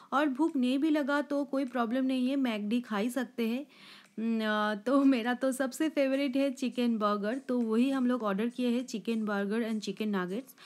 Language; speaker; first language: Hindi; non-native, local second language; Bangla